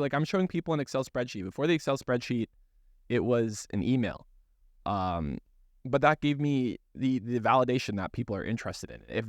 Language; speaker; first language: English; native; English